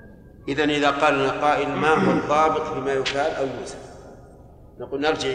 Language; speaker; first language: Arabic; native; Arabic